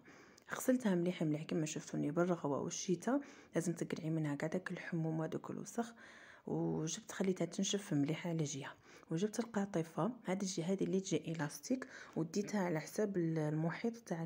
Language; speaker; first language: Arabic; native; Arabic